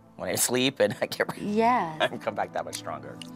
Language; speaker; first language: English; native; English